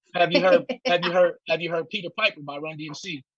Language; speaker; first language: English; native; English